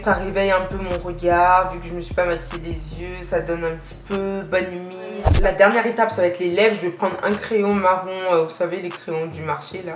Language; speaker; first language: French; native; French